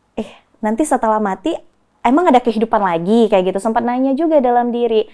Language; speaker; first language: Indonesian; native; Indonesian